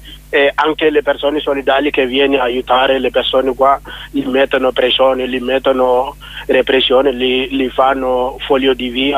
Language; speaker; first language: Italian; non-native, learner; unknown